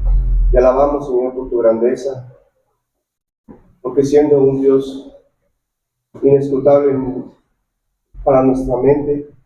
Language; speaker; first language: Spanish; native; Spanish